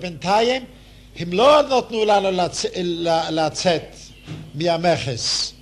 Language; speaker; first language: Hebrew; non-native, fluent; Yiddish